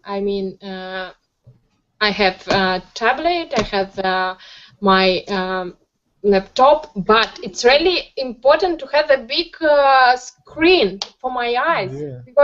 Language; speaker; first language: English; non-native, learner; Russian